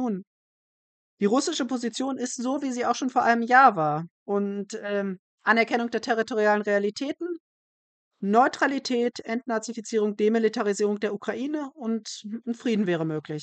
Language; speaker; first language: German; native; German